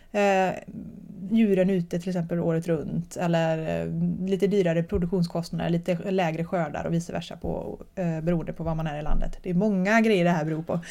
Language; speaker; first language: Swedish; native; Swedish